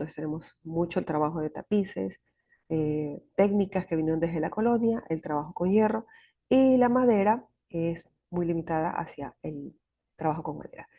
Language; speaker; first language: Spanish; native; Spanish